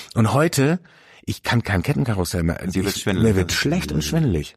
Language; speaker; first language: German; native; German